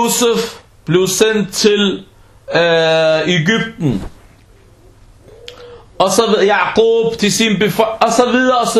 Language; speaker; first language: Danish; early bilingual, other home language; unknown